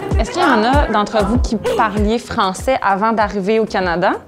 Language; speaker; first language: French; native; French